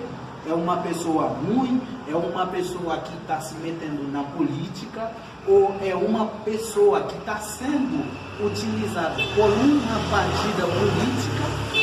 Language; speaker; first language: Portuguese; non-native, fluent; Haitian Creole